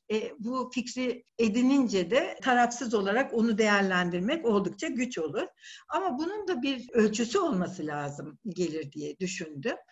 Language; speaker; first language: Turkish; native; Turkish